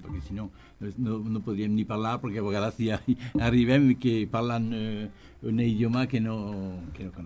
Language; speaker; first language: Catalan; non-native, learner; French